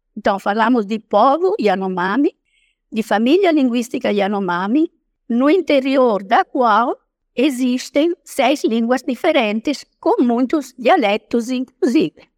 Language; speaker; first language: Portuguese; non-native, fluent; Italian